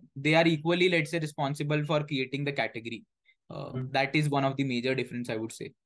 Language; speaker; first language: English; non-native, local second language; Hindi